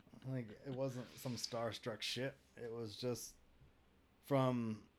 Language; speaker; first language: English; native; English